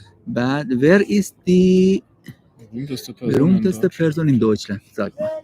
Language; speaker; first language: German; non-native, learner; Persian